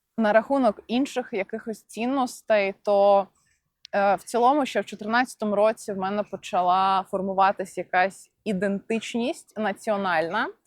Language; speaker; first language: Ukrainian; non-native, local second language; Russian